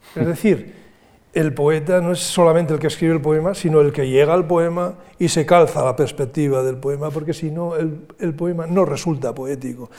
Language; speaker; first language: Spanish; native; Spanish